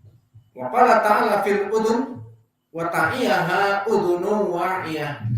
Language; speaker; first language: Arabic; non-native, fluent; Indonesian